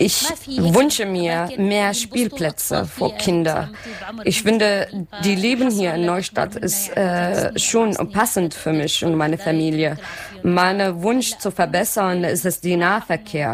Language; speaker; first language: German; non-native, learner; Arabic